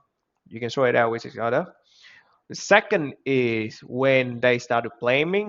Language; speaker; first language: English; non-native, fluent; Vietnamese